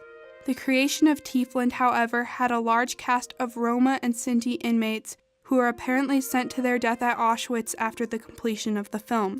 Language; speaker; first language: English; native; English